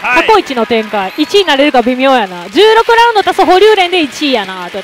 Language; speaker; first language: Japanese; native; Japanese